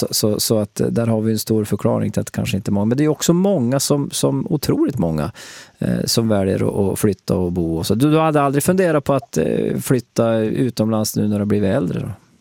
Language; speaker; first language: Swedish; native; Swedish